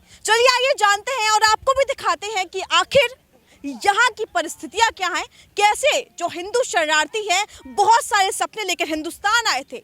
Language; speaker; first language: Hindi; native; Hindi